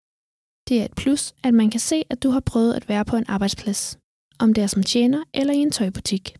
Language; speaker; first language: Danish; native; Danish